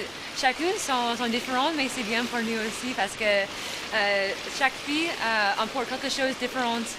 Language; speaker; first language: French; non-native, learner; English